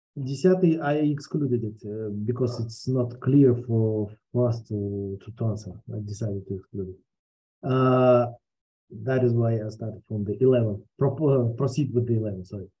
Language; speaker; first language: English; non-native, fluent; Russian